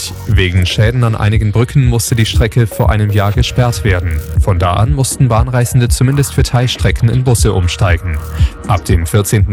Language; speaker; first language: German; native; German